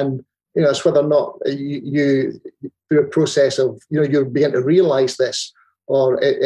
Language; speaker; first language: English; native; English